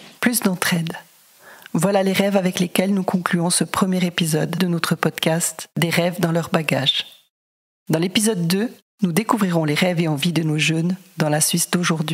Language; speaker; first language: French; native; French